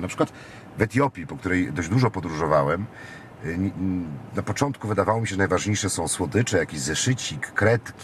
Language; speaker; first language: Polish; native; Polish